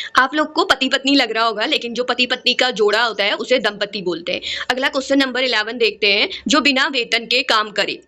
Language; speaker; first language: Hindi; native; Hindi